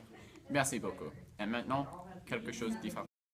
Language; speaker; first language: French; non-native, learner; English